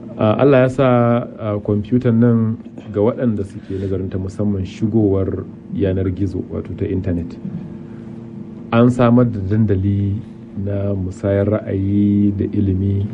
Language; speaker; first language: Hausa; native; Hausa